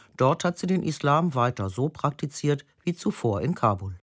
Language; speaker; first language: German; native; German